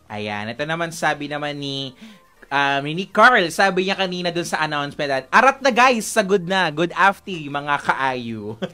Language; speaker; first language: Filipino; native; Filipino